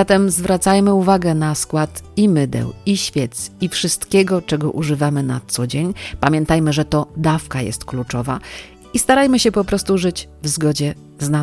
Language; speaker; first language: Polish; native; Polish